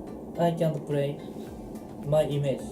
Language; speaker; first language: English; non-native, learner; Japanese